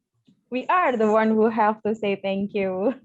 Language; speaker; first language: English; non-native, learner; Indonesian